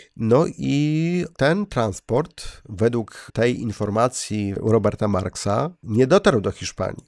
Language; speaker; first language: Polish; native; Polish